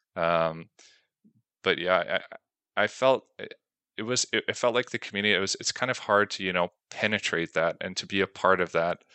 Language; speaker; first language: English; native; English